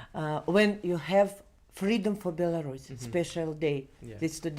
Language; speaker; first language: English; non-native, learner; Belarusian